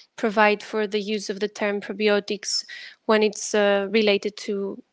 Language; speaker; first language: English; non-native, fluent; Greek